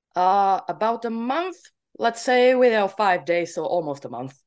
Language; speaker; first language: English; non-native, fluent; Czech